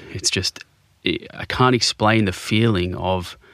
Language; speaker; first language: English; native; English